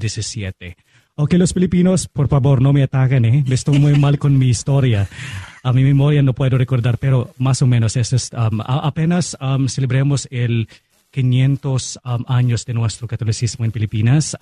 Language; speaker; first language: Spanish; non-native, fluent; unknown